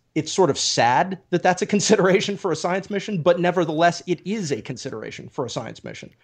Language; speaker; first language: English; native; English